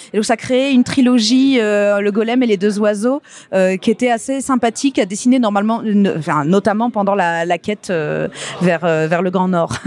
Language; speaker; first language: French; native; French